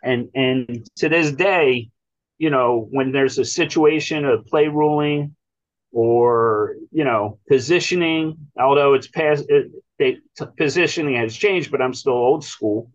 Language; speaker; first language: English; native; English